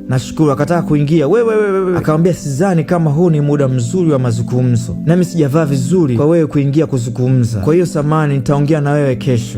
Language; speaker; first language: Swahili; native; Swahili